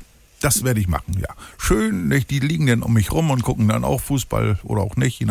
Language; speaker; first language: German; native; German